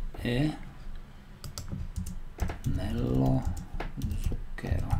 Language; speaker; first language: Italian; non-native, learner; Slovak